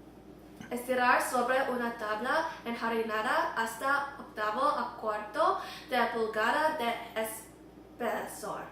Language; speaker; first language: Spanish; non-native, learner; English